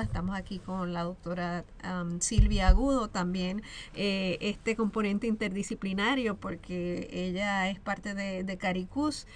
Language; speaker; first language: Spanish; native; Spanish